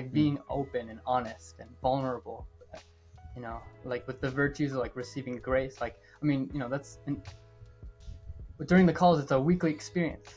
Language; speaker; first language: English; native; English